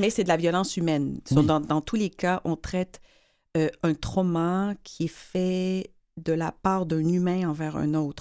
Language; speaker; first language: French; native; French